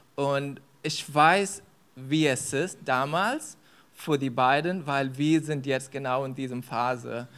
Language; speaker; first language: German; non-native, fluent; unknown